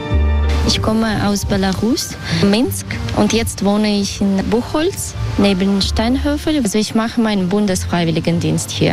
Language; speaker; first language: German; non-native, learner; Belarusian